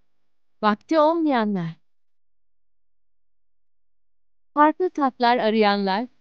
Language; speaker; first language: Turkish; native; Turkish